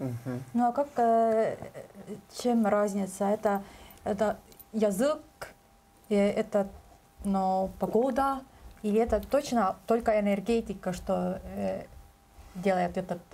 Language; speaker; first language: Russian; non-native, local second language; Estonian